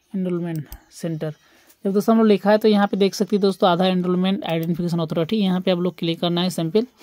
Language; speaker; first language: Hindi; non-native, local second language; Bangla